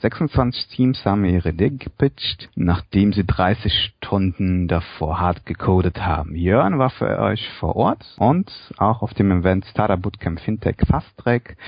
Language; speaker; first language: German; native; German